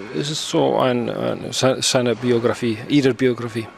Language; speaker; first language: German; non-native, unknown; Icelandic